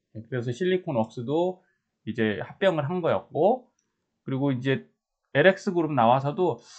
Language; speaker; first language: Korean; native; Korean